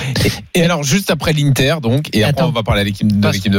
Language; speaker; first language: French; native; French